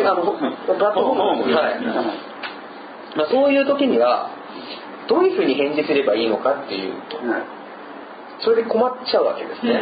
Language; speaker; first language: Japanese; non-native, fluent; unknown